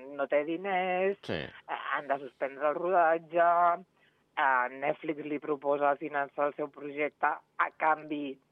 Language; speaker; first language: Catalan; native; Catalan